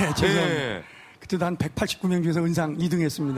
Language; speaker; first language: Korean; native; Korean